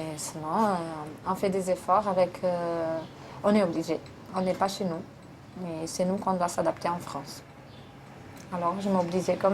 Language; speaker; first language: French; non-native, learner; Portuguese